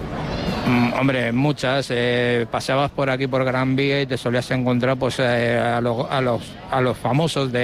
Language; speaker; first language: Spanish; native; Spanish